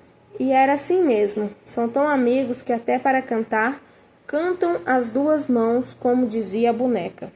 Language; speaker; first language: Portuguese; native; Portuguese